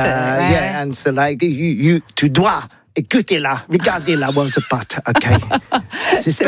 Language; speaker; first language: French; non-native, learner; English